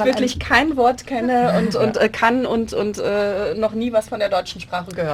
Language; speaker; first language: German; non-native, local second language; Arabic